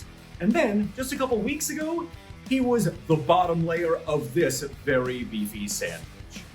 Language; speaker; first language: English; native; English